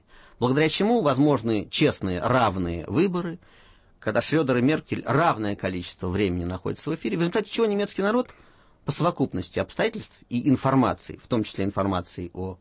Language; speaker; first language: Russian; native; Russian